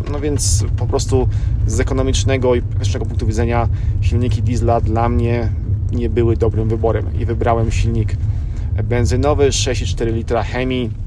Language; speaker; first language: Polish; native; Polish